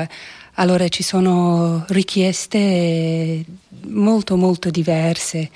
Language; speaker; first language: Italian; non-native, fluent; English